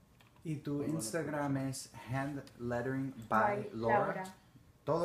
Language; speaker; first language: Spanish; early bilingual, heritage; Spanish